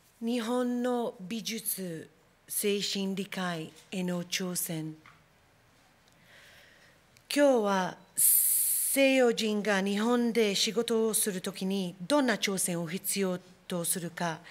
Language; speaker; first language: Japanese; non-native, fluent; English